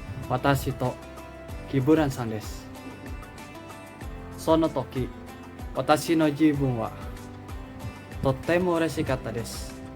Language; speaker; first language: Japanese; non-native, learner; Indonesian